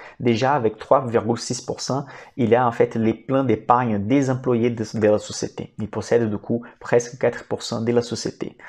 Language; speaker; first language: French; non-native, fluent; Portuguese